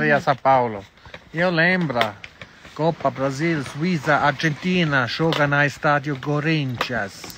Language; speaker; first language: Portuguese; non-native, learner; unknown